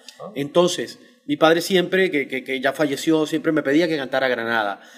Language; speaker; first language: Spanish; native; Spanish